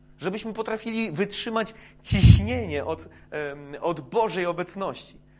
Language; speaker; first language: Polish; non-native, fluent; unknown